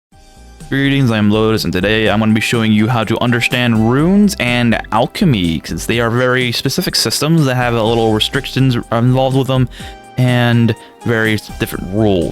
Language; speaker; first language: English; native; English